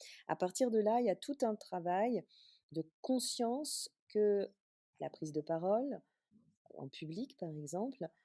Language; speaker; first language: French; native; French